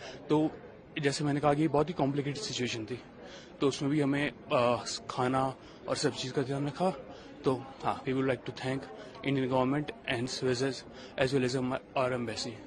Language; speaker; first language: Hindi; native; Hindi